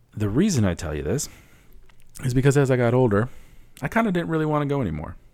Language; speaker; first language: English; early bilingual, other home language; Spanish